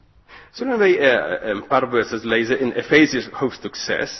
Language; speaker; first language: Dutch; non-native, fluent; English